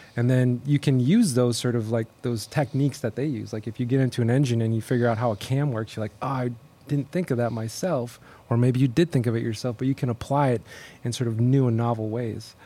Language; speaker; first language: English; native; English